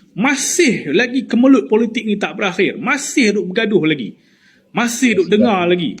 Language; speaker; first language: Malay; native; Malay